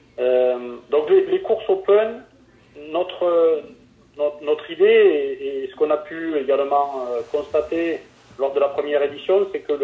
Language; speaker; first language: French; native; French